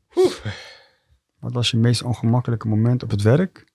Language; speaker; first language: Dutch; early bilingual, other home language; Tigrinya